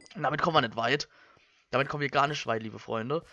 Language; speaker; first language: German; native; German